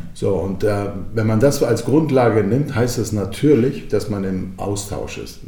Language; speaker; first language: German; early bilingual, other home language; Croatian